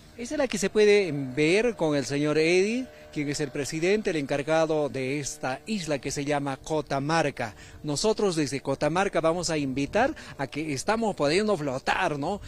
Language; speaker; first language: Spanish; native; Spanish